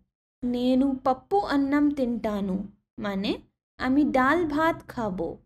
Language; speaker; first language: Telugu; non-native, learner; Bangla